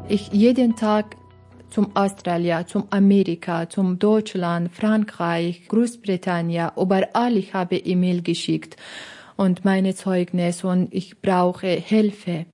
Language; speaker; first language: German; non-native, learner; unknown